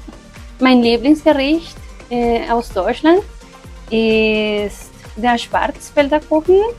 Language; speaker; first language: German; non-native, fluent; Spanish